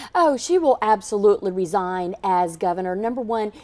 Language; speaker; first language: English; native; English